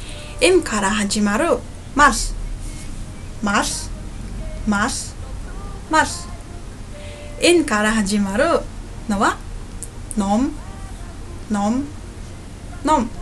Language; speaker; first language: Japanese; non-native, fluent; Mongolian